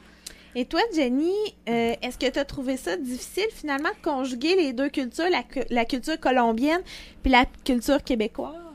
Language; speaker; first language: French; native; French